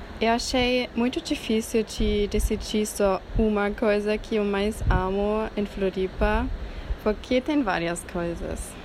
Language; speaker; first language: Portuguese; non-native, fluent; German